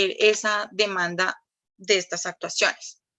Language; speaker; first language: Spanish; native; Spanish